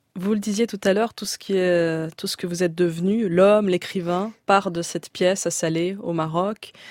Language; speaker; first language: French; native; French